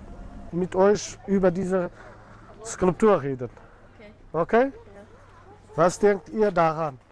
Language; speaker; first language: German; non-native, fluent; Central Kurdish